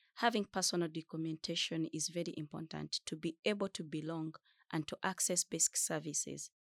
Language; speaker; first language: English; non-native, fluent; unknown